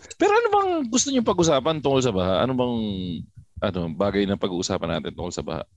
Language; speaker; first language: Filipino; native; Filipino